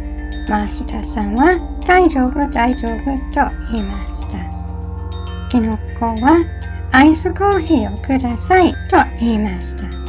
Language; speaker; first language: Japanese; non-native, learner; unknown